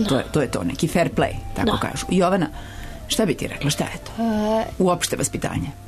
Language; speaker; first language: Serbian; native; Serbian